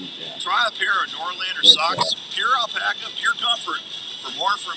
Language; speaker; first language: English; native; English